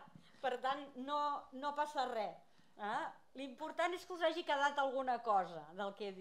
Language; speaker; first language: Catalan; native; Catalan